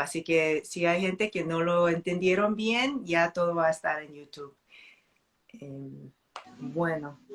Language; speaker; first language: Spanish; non-native, fluent; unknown